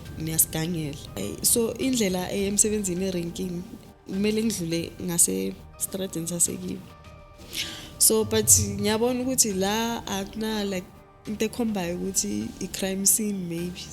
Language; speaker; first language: Zulu; native; Zulu